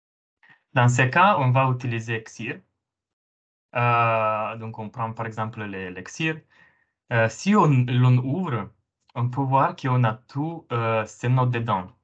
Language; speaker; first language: French; non-native, fluent; Romanian